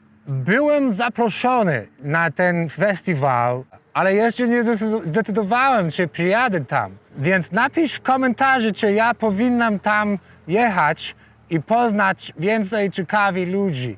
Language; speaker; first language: Polish; non-native, fluent; English